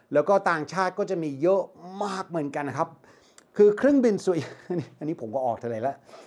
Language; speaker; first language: Thai; non-native, fluent; English